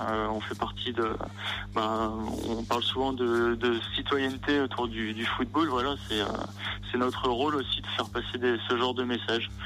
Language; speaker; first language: French; native; French